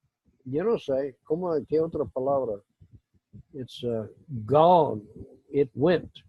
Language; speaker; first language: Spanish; non-native, fluent; English